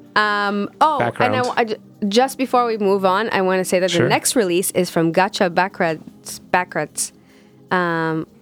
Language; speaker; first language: English; non-native, fluent; Hebrew